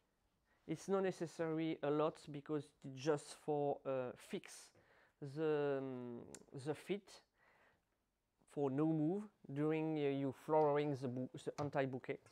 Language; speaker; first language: English; non-native, learner; French